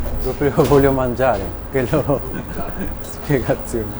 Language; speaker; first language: Italian; non-native, learner; Japanese